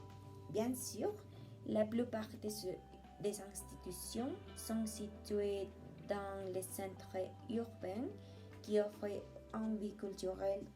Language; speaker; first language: French; non-native, learner; Spanish